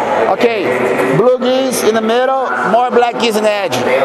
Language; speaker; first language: English; non-native, fluent; Portuguese